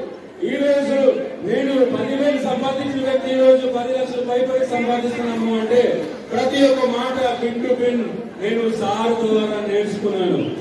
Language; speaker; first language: Telugu; native; Telugu